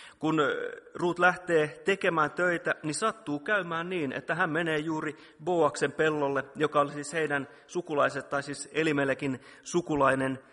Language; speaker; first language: Finnish; native; Finnish